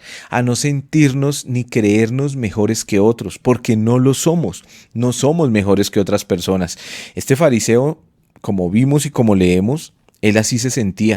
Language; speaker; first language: Spanish; native; Spanish